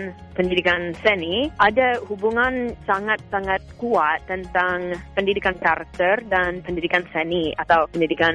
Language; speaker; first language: Indonesian; non-native, fluent; English